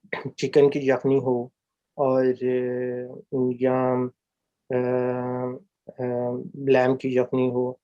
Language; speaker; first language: Urdu; native; Urdu